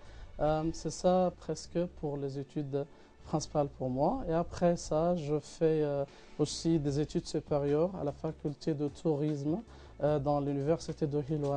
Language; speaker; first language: French; non-native, fluent; Arabic